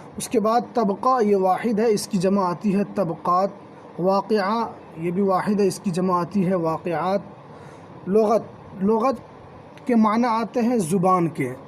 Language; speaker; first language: Urdu; native; Urdu